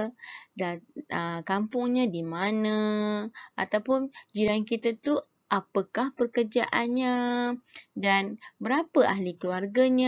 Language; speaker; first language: Malay; native; Malay